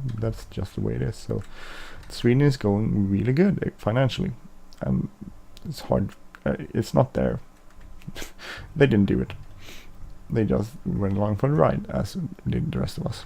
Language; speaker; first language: English; non-native, fluent; Swedish